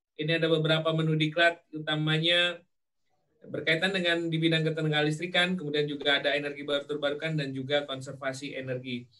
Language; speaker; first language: Indonesian; native; Indonesian